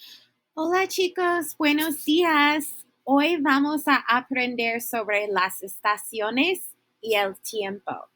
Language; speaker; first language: Spanish; non-native, fluent; English